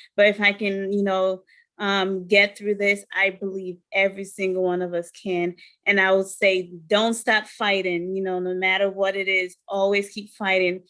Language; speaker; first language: English; non-native, fluent; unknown